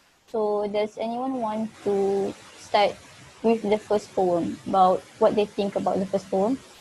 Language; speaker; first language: English; non-native, fluent; Malay